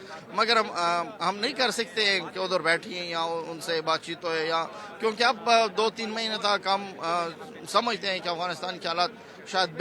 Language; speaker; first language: Hindi; non-native, fluent; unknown